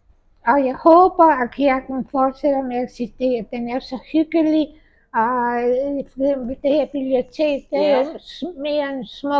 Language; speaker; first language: Danish; early bilingual, heritage; Danish